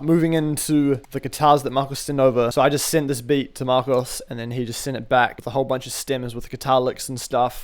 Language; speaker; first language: English; native; English